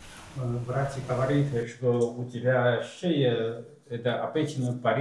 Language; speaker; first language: Russian; non-native, learner; Chinese